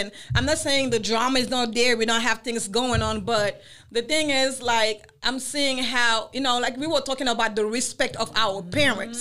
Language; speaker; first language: English; non-native, fluent; Wolof